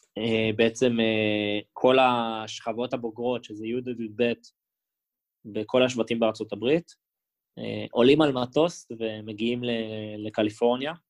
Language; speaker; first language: Hebrew; native; Hebrew